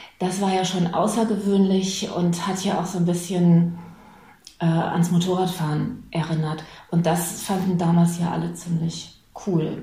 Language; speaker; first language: German; native; German